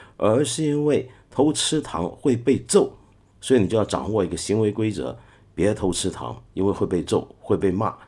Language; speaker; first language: Chinese; non-native, local second language; Cantonese